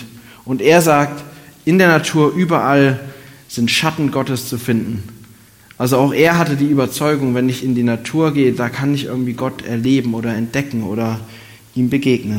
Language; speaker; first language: German; native; German